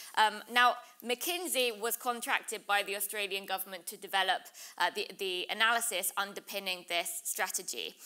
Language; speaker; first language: English; native; English